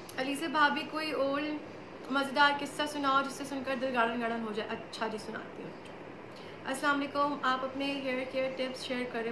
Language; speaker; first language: Urdu; native; Urdu